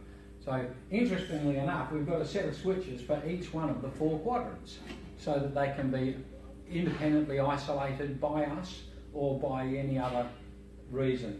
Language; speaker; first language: English; native; English